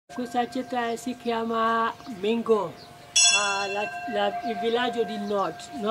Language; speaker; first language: Italian; non-native, learner; Burmese